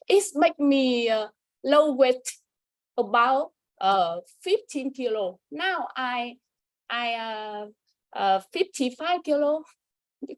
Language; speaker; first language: English; non-native, learner; Vietnamese